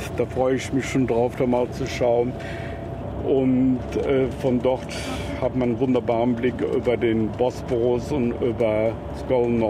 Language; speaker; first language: German; native; German